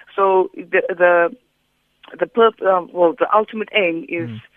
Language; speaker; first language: English; non-native, local second language; Xhosa